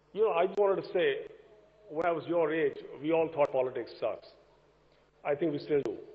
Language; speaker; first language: English; non-native, local second language; Hindi